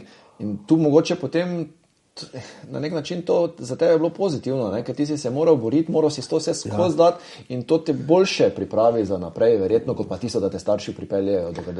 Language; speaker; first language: Slovenian; native; Slovenian